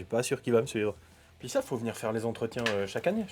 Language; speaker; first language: French; native; French